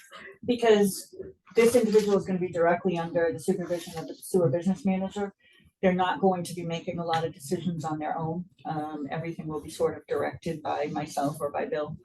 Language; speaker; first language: English; native; English